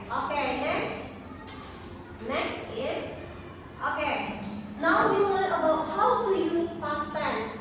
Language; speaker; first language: English; non-native, learner; Indonesian